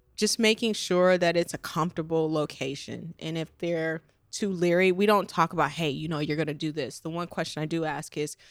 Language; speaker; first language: English; native; English